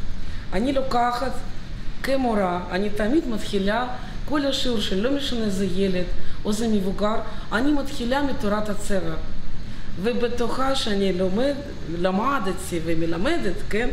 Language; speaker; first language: Hebrew; non-native, fluent; Russian